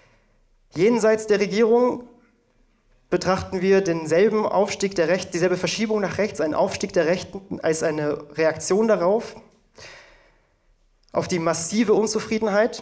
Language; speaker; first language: German; native; German